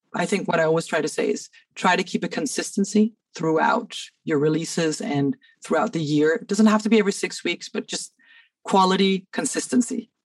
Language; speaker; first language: English; early bilingual, other home language; Danish